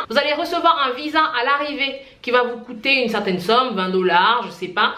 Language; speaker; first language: French; non-native, local second language; Haitian Creole